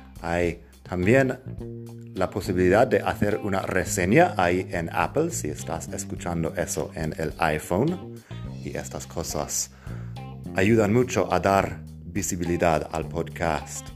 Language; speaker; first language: Spanish; non-native, fluent; English